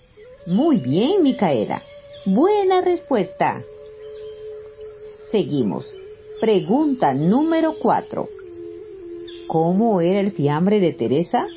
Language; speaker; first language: Spanish; native; Spanish